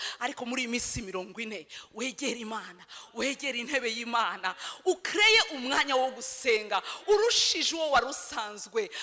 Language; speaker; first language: Kinyarwanda; early bilingual, heritage; Kinyarwanda